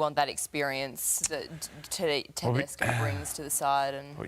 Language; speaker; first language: English; native; English